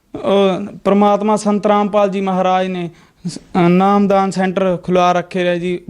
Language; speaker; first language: Hindi; non-native, local second language; Punjabi